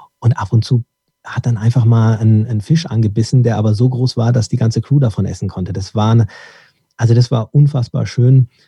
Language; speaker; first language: German; early bilingual, other home language; Turkish